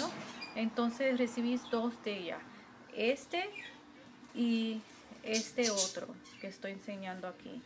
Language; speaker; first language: Spanish; early bilingual, heritage; Spanish